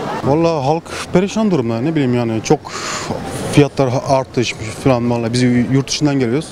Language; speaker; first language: Turkish; early bilingual, heritage; Turkish